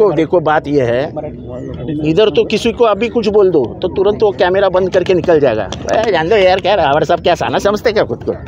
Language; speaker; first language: Hindi; non-native, local second language; Marathi